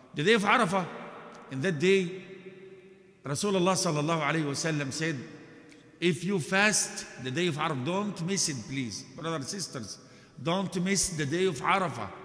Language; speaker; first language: English; non-native, fluent; Arabic